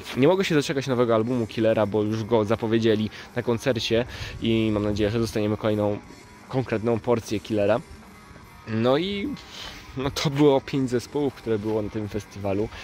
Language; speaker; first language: Polish; native; Polish